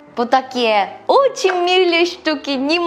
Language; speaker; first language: Russian; non-native, learner; Korean